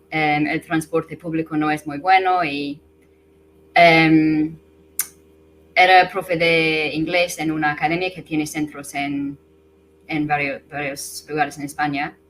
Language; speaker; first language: Spanish; non-native, fluent; English